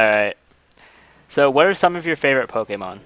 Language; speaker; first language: English; native; English